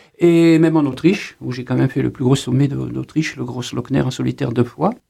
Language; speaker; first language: French; native; French